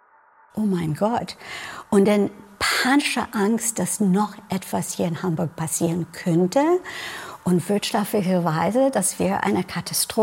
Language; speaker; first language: German; non-native, fluent; English